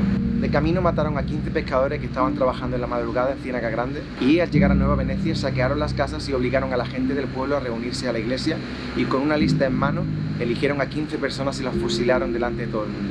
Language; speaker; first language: Spanish; native; Spanish